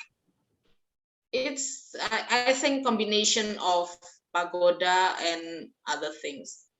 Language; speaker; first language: English; non-native, fluent; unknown